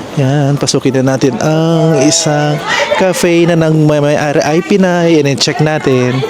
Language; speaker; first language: Filipino; native; Filipino